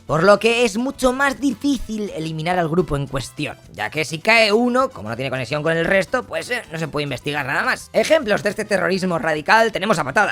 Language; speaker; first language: Spanish; native; Spanish